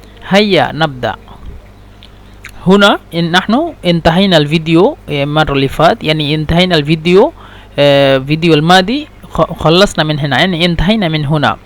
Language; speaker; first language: Arabic; non-native, fluent; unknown